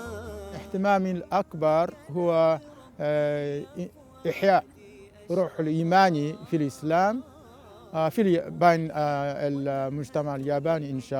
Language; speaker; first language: Arabic; non-native, fluent; Japanese